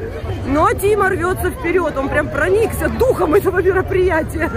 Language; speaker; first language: Russian; native; Russian